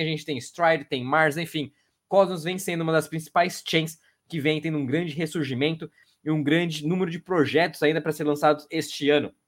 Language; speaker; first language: Portuguese; native; Portuguese